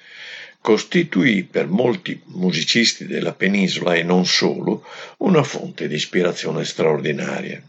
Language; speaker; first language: Italian; native; Italian